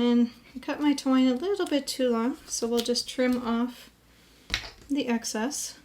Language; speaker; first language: English; native; English